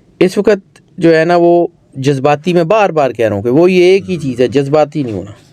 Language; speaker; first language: Urdu; non-native, local second language; Punjabi